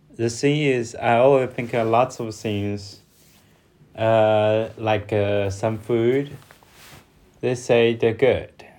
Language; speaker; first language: English; non-native, learner; Chinese